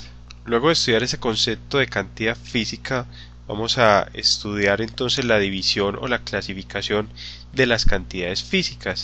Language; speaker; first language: Spanish; native; Spanish